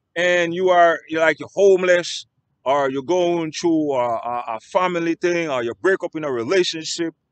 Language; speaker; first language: English; native; English